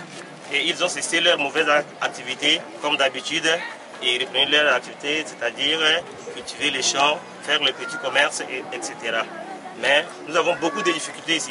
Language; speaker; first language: French; non-native, local second language; Sango